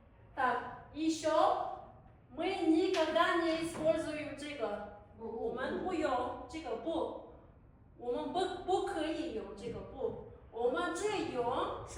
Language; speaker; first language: Chinese; non-native, fluent; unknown